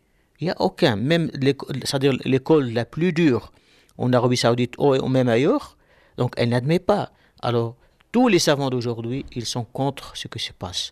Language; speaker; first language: French; non-native, local second language; Arabic